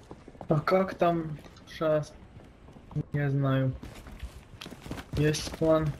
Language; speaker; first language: Russian; non-native, local second language; Latvian